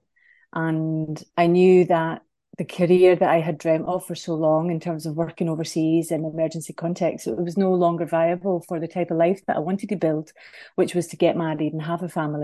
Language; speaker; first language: English; native; English